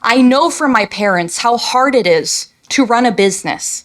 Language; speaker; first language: English; native; English